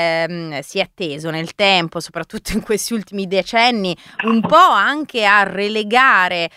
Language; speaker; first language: Italian; native; Italian